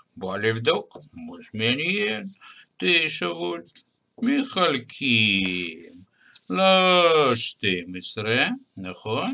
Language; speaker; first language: Hebrew; non-native, fluent; Russian